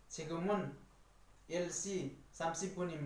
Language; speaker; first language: Korean; non-native, learner; Nepali